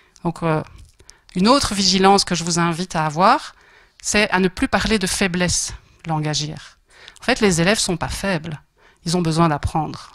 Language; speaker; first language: French; native; French